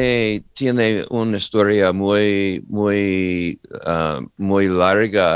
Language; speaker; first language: Spanish; non-native, learner; English